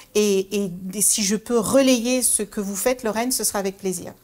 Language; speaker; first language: French; early bilingual, other home language; Kabuverdianu